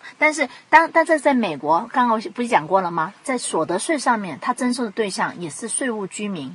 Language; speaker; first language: Chinese; non-native, local second language; Cantonese